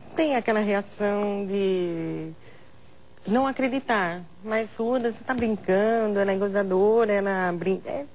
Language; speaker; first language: Portuguese; non-native, local second language; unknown